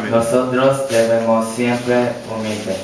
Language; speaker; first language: Spanish; non-native, learner; Korean